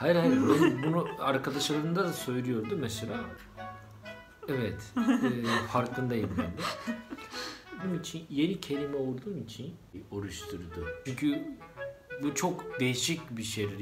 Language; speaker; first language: Turkish; non-native, fluent; Japanese